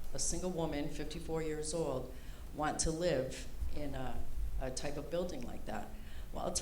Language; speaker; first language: English; native; English